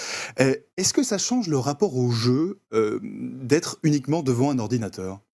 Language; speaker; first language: French; native; French